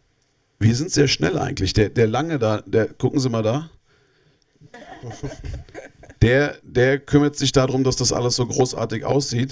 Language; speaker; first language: German; native; German